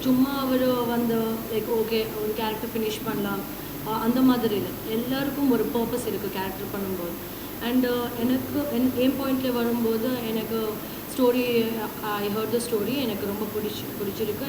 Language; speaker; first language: Tamil; non-native, learner; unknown